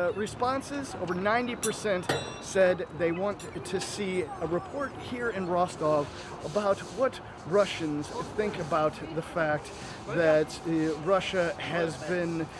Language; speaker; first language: English; native; English